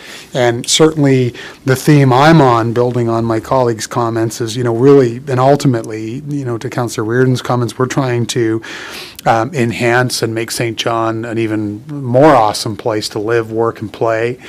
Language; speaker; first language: English; native; English